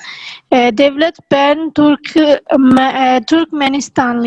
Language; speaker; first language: Turkish; non-native, learner; Urdu